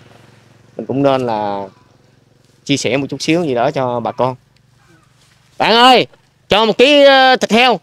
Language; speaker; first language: Vietnamese; native; Vietnamese